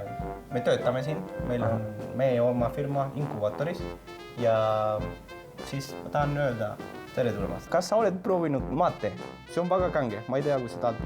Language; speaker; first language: Estonian; non-native, learner; Spanish